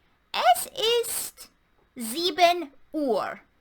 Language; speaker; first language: German; non-native, fluent; English